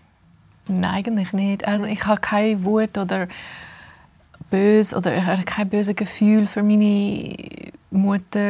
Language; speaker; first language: German; early bilingual, heritage; English